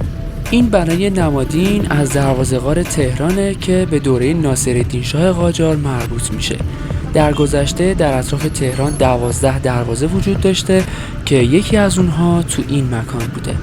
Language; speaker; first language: Persian; native; Persian